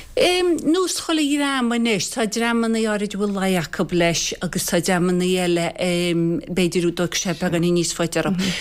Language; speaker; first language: Irish; native; Irish